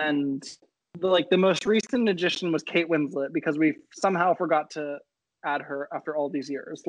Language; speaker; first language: English; native; English